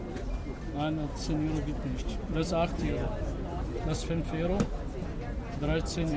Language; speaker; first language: German; non-native, learner; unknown